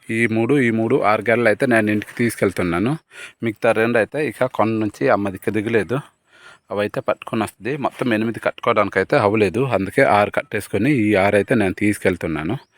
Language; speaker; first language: Telugu; native; Telugu